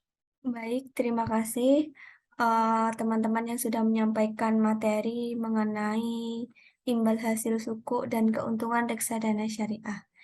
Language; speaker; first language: Indonesian; native; Indonesian